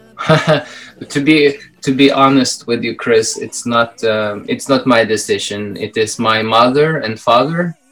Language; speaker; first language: English; non-native, fluent; Belarusian